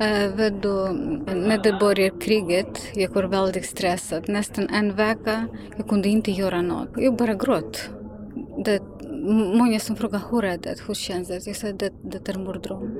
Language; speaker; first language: Swedish; non-native, learner; Ukrainian